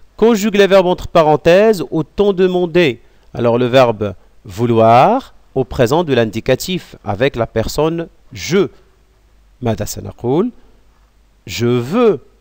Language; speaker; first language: French; non-native, local second language; Arabic